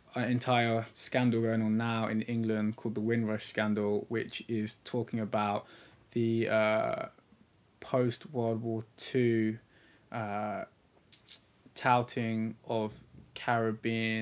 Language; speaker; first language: English; native; English